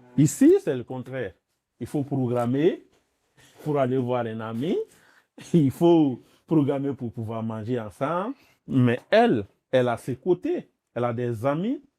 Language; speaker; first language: French; non-native, local second language; Dyula